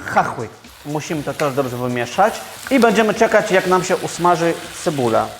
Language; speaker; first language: Polish; non-native, fluent; Georgian